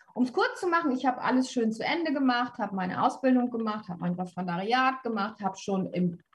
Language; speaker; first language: German; native; German